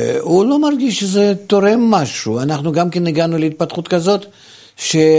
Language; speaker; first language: Hebrew; non-native, fluent; Russian